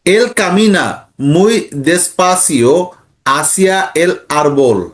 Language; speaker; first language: Spanish; non-native, learner; Bangla